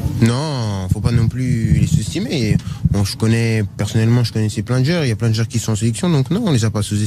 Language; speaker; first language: French; native; French